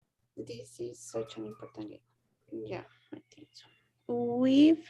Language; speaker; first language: English; non-native, learner; Spanish